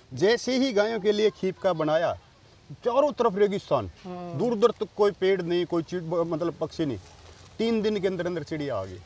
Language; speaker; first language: Hindi; native; Hindi